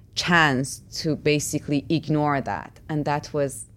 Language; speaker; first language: English; non-native, fluent; Persian